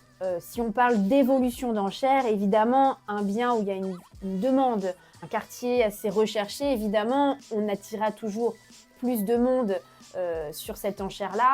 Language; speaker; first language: French; native; French